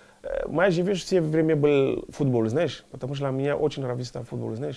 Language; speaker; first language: Russian; non-native, learner; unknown